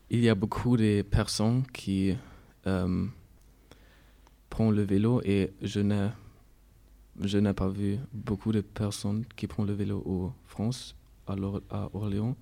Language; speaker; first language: French; non-native, learner; German